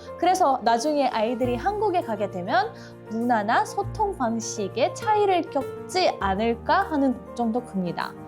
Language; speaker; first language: Korean; non-native, fluent; Russian